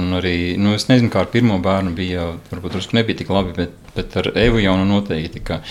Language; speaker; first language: Latvian; native; Latvian